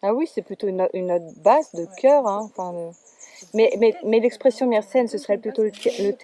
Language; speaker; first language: French; native; French